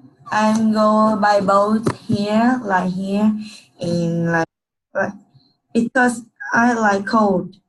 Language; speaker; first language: English; non-native, learner; Vietnamese